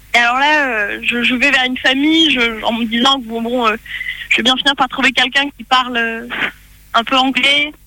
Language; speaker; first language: French; native; French